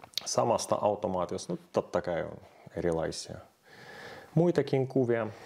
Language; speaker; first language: Finnish; non-native, fluent; Russian